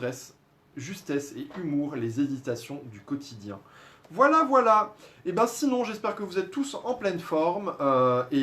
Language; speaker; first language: French; native; French